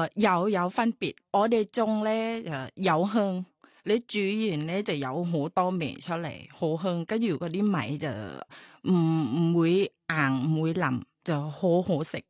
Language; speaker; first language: Cantonese; non-native, fluent; Thai